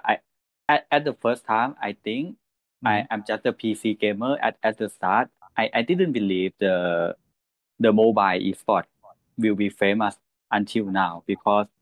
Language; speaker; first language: English; non-native, learner; Thai